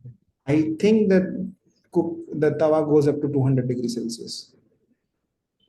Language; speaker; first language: English; non-native, local second language; Hindi